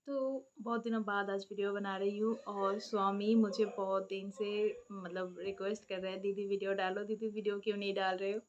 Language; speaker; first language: Hindi; non-native, local second language; Bangla